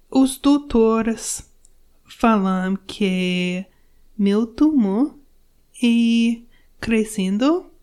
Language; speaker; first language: Portuguese; non-native, learner; English